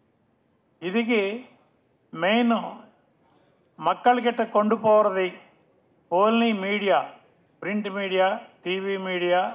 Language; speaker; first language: Tamil; non-native, local second language; Telugu